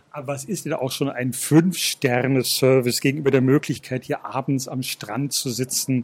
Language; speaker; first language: German; native; German